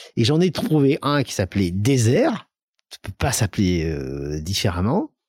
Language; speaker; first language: French; native; French